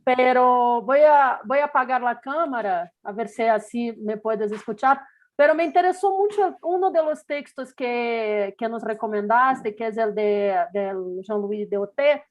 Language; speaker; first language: Spanish; non-native, learner; Portuguese